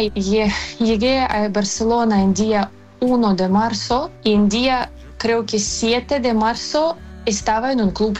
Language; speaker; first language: Spanish; non-native, fluent; Ukrainian